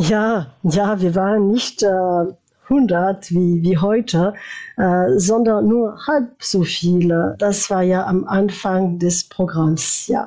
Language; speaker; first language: German; non-native, fluent; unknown